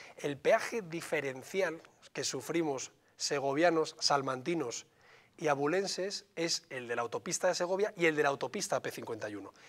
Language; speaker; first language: Spanish; native; Spanish